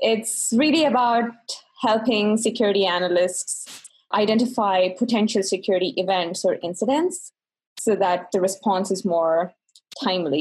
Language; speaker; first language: English; non-native, local second language; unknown